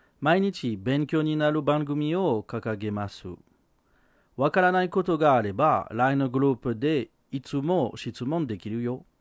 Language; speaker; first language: Japanese; non-native, fluent; French